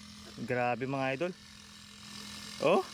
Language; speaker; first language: Filipino; native; Filipino